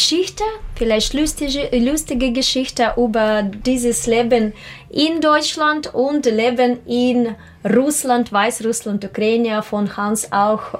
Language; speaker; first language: German; non-native, learner; Russian